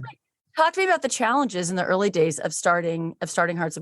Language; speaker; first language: English; native; English